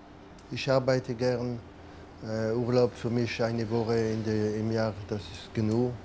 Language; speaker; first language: German; non-native, learner; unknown